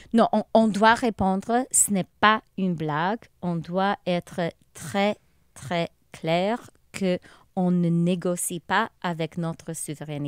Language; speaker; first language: French; non-native, local second language; English